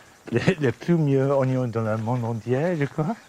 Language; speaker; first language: French; non-native, learner; English